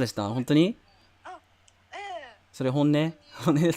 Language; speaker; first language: Japanese; non-native, fluent; English